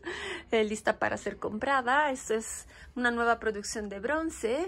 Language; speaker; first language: Spanish; non-native, fluent; Italian